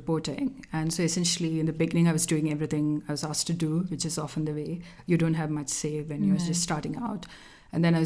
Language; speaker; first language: English; non-native, local second language; Malayalam